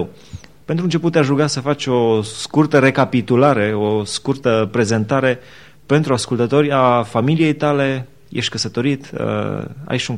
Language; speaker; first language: Romanian; native; Romanian